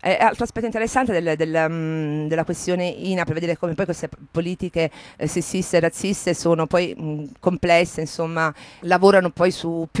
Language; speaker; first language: Italian; native; Italian